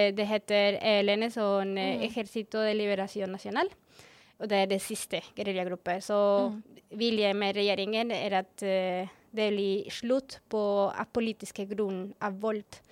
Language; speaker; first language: Norwegian; non-native, fluent; Spanish